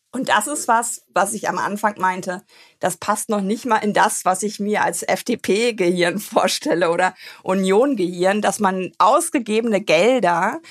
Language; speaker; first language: German; native; German